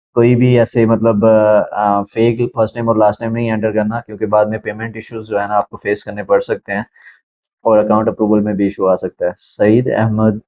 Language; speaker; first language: Urdu; native; Urdu